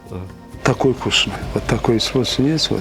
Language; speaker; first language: Russian; non-native, learner; Azerbaijani